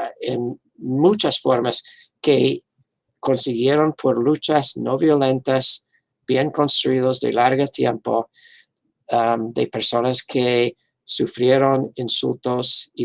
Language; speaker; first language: Spanish; non-native, fluent; English